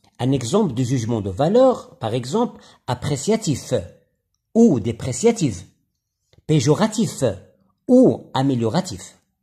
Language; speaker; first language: French; non-native, local second language; Arabic